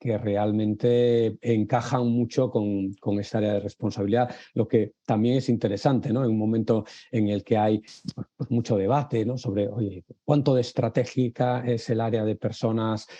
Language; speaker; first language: Spanish; native; Spanish